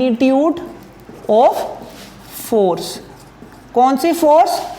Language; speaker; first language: Hindi; non-native, local second language; Punjabi